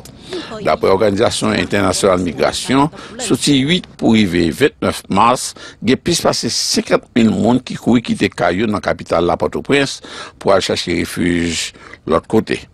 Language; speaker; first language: French; early bilingual, heritage; Haitian Creole